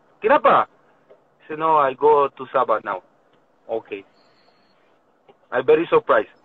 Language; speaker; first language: English; non-native, learner; Spanish